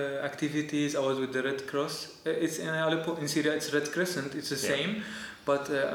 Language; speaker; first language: English; non-native, fluent; Arabic